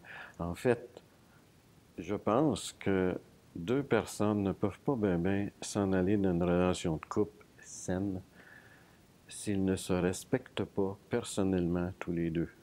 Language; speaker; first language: French; native; French